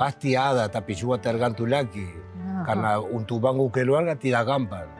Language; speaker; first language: Indonesian; non-native, learner; Spanish